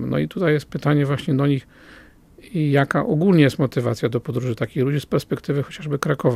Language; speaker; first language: Polish; native; Polish